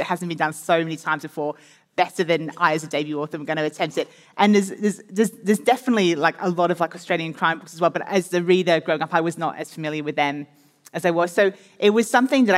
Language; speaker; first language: English; native; English